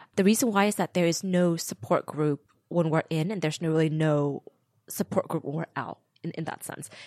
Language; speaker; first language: English; early bilingual, other home language; Vietnamese